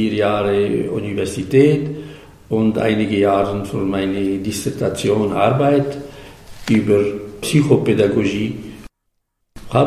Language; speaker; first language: German; non-native, fluent; Arabic